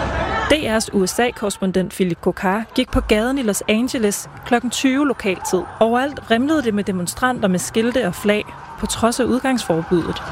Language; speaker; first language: Danish; native; Danish